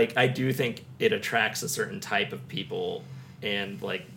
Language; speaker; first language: English; native; English